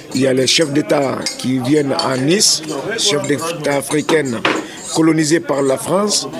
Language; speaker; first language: French; non-native, local second language; Fula